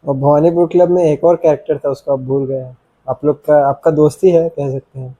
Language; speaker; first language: Hindi; non-native, local second language; Bangla